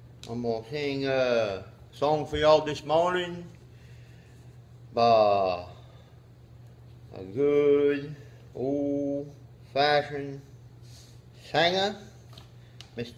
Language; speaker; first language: English; native; English